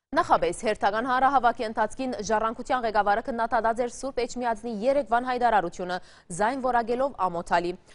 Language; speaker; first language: Armenian; early bilingual, heritage; Armenian